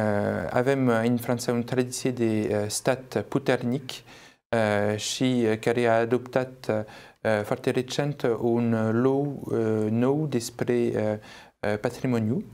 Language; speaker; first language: Romanian; non-native, fluent; French